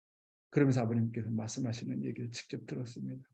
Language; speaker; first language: Korean; native; Korean